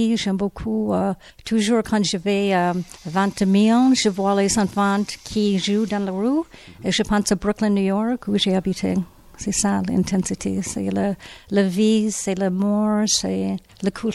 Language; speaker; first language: French; non-native, learner; English